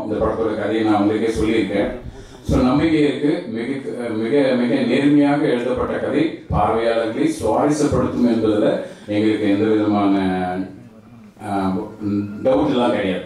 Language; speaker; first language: Tamil; native; Tamil